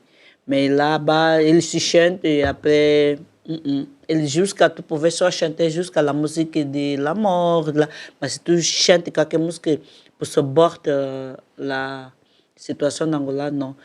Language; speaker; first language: French; non-native, learner; Portuguese